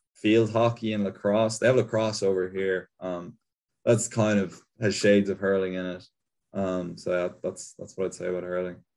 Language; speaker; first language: English; native; English